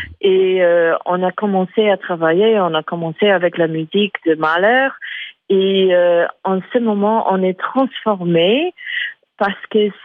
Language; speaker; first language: French; non-native, fluent; English